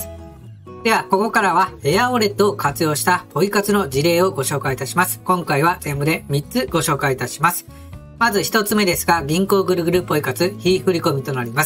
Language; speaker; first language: Japanese; native; Japanese